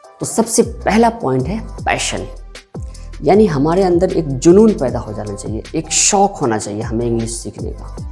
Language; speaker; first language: Hindi; native; Hindi